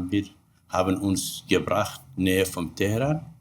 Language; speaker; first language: German; non-native, learner; Kurdish